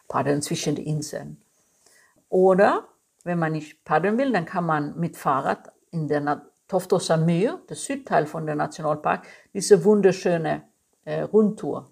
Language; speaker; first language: German; non-native, fluent; Swedish